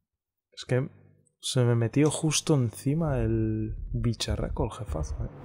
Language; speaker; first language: Spanish; native; Spanish